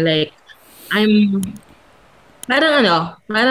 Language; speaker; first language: English; non-native, local second language; Filipino